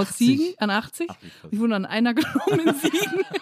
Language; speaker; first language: German; native; German